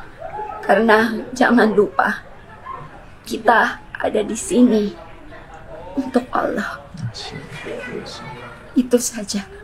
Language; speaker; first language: Indonesian; non-native, fluent; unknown